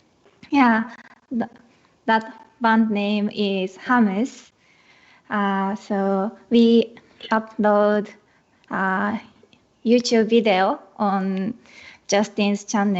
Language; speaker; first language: English; non-native, learner; Japanese